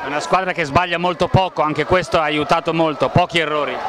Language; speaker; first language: Italian; native; Italian